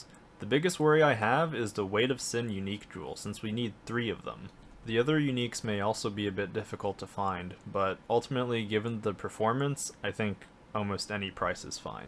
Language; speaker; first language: English; native; English